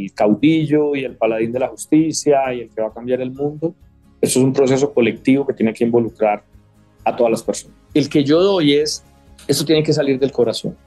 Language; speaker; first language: Spanish; native; Spanish